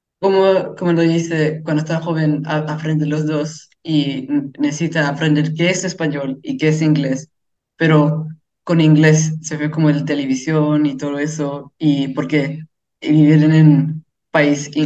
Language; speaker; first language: Spanish; early bilingual, heritage; English